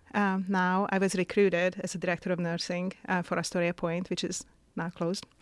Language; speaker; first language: English; non-native, fluent; Hungarian